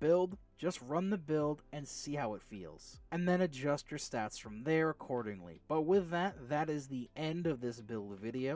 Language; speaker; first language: English; native; English